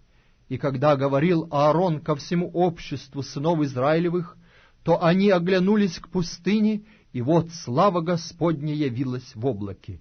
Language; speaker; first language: Russian; native; Russian